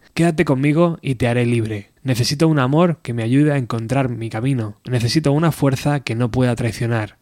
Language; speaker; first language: Spanish; native; Spanish